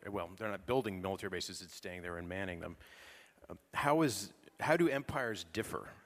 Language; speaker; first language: English; native; English